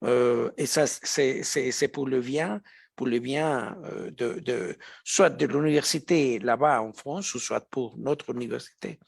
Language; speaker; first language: French; non-native, fluent; Spanish